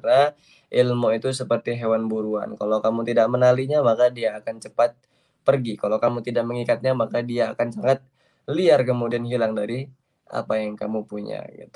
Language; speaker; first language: Indonesian; native; Indonesian